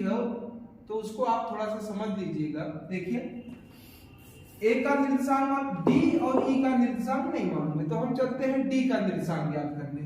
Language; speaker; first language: Hindi; native; Hindi